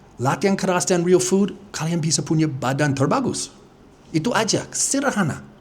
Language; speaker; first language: Indonesian; non-native, fluent; English